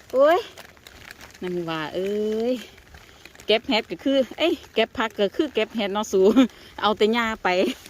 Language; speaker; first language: Thai; native; Thai